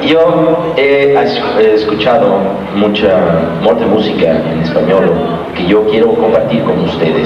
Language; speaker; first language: Spanish; non-native, learner; Italian